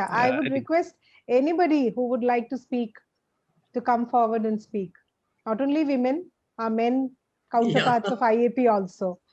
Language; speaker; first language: English; non-native, local second language; Malayalam